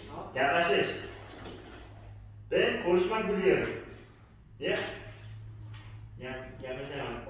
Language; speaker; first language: Turkish; non-native, learner; Uzbek